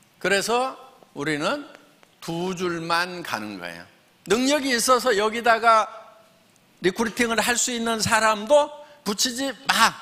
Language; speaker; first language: Korean; native; Korean